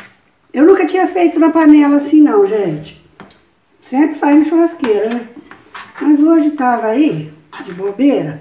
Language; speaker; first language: Portuguese; native; Portuguese